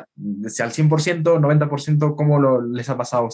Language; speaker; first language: Spanish; native; Spanish